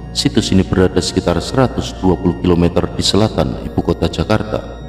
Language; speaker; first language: Indonesian; native; Indonesian